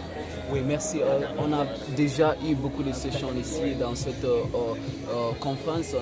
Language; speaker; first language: French; non-native, learner; Krio